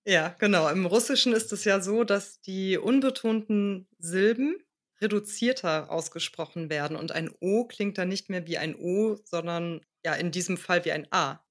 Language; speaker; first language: German; native; German